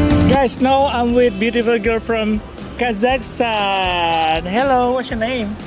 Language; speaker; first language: English; non-native, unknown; Indonesian